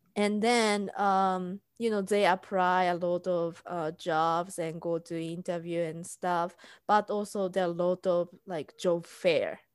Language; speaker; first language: English; non-native, fluent; Japanese